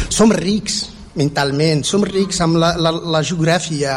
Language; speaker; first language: Catalan; non-native, fluent; Berber languages